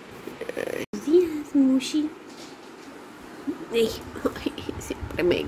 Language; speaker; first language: Spanish; native; Spanish